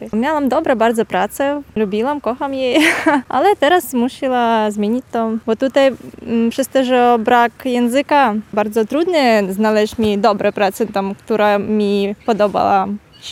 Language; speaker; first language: Polish; non-native, learner; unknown